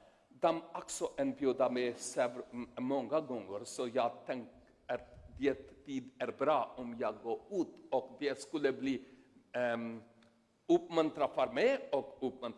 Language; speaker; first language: Swedish; non-native, learner; Urdu